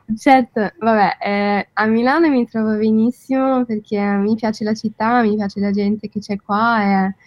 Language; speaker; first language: Italian; non-native, fluent; English